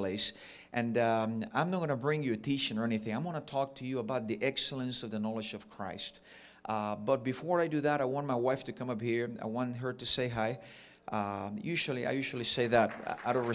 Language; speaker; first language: English; non-native, fluent; Spanish